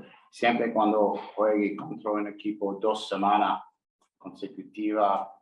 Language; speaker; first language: Spanish; non-native, learner; English